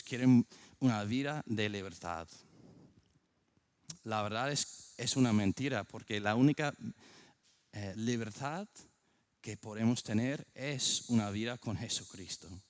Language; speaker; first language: Spanish; non-native, fluent; English